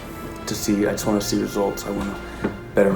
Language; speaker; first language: English; native; English